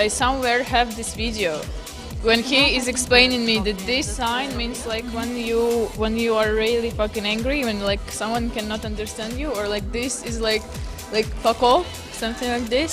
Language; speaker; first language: English; non-native, fluent; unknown